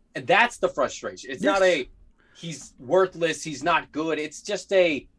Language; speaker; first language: English; native; English